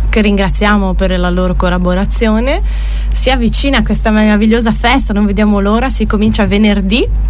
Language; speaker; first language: Italian; native; Italian